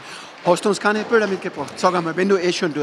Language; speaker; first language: German; native; German